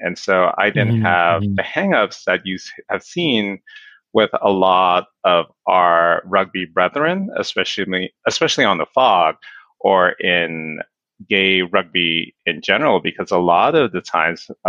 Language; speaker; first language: English; native; English